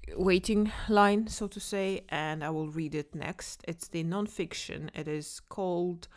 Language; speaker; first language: English; non-native, fluent; Kazakh